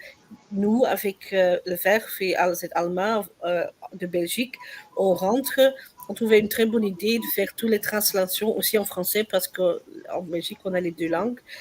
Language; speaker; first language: French; non-native, learner; Dutch